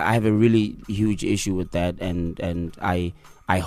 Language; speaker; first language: English; non-native, local second language; Tswana